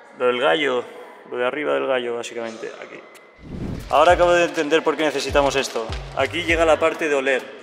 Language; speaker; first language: Spanish; native; Spanish